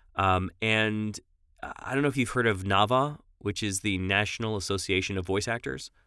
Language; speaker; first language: English; native; English